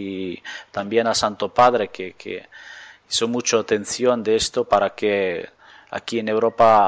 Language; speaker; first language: Spanish; non-native, fluent; Ukrainian